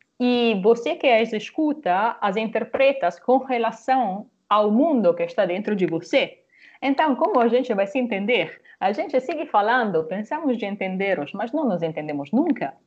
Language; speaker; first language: Portuguese; non-native, fluent; Italian